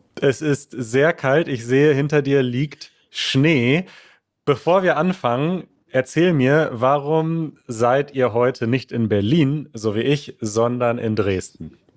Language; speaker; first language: German; native; German